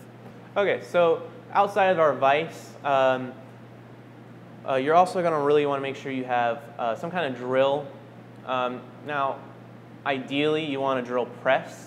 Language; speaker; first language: English; native; English